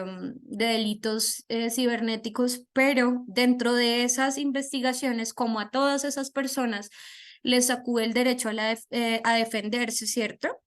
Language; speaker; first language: Spanish; native; Spanish